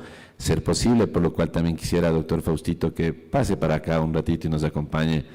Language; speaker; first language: Spanish; native; Spanish